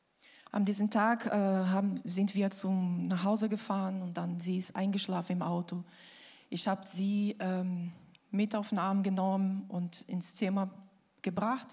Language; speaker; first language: German; non-native, fluent; Portuguese